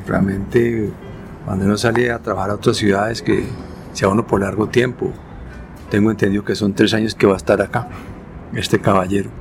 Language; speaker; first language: Spanish; native; Spanish